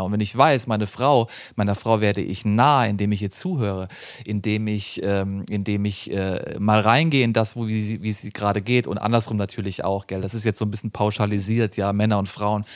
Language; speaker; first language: German; native; German